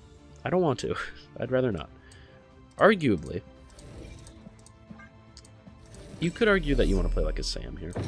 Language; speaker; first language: English; native; English